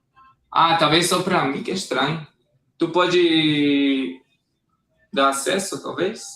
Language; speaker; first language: Portuguese; non-native, fluent; Hebrew